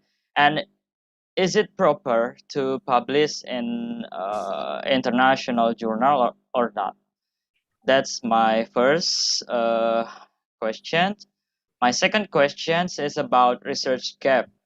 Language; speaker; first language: English; non-native, fluent; Indonesian